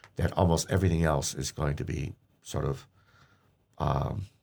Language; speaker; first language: English; native; English